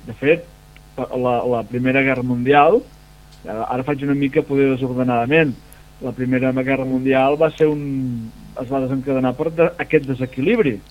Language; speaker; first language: Catalan; native; Catalan